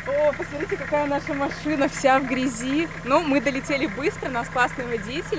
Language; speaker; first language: Russian; native; Russian